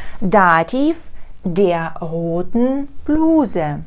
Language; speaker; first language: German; non-native, fluent; Ukrainian